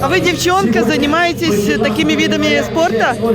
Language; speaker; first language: Russian; native; Russian